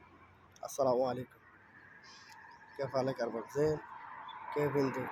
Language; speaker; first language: Arabic; non-native, learner; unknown